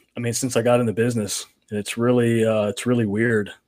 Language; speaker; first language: English; native; English